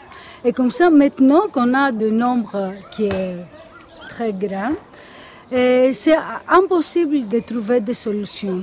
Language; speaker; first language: French; non-native, fluent; Greek